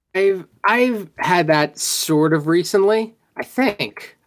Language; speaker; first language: English; native; English